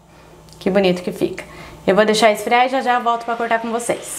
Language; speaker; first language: Portuguese; native; Portuguese